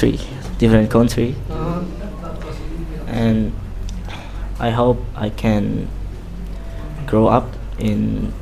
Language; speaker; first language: English; non-native, learner; Indonesian